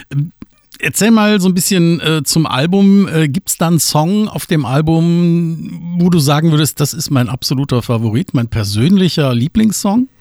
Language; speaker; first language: German; native; German